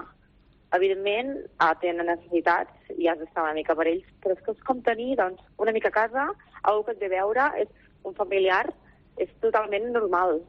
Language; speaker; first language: Catalan; native; Catalan